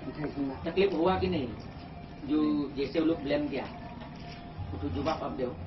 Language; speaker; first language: Hindi; non-native, local second language; Bangla